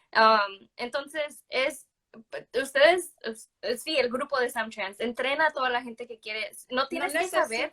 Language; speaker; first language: Spanish; early bilingual, other home language; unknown